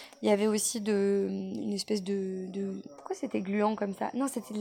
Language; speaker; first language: French; native; French